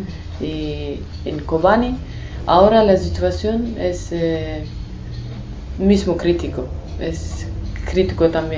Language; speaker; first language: Spanish; non-native, learner; Kurdish